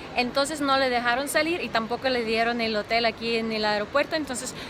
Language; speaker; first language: Spanish; non-native, fluent; Ukrainian